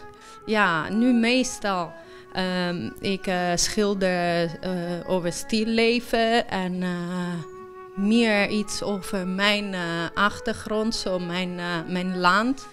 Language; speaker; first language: Dutch; early bilingual, heritage; Italian